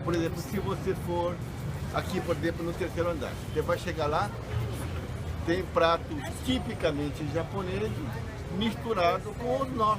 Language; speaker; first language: Portuguese; early bilingual, other home language; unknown